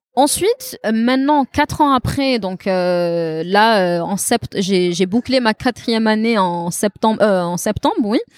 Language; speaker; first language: French; non-native, local second language; Kabyle